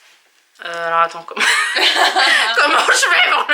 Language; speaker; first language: French; native; French